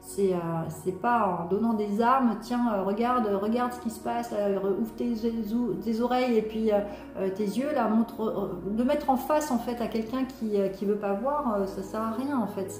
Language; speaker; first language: French; native; French